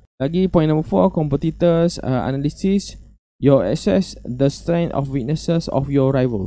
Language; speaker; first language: English; non-native, local second language; Malay